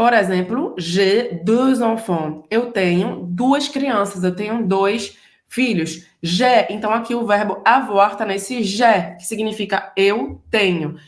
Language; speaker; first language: Portuguese; native; Portuguese